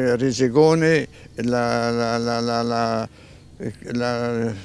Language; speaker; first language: Italian; native; Italian